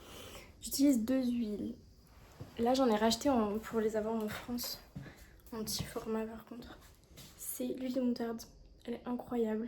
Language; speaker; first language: French; native; French